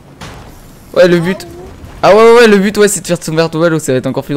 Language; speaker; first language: French; native; French